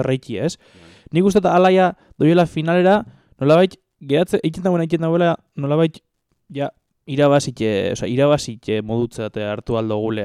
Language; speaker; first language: Basque; native; Basque